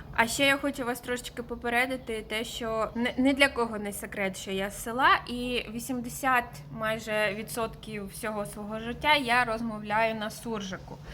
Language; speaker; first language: Ukrainian; native; Ukrainian